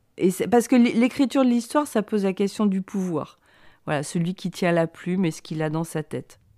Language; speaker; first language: French; native; French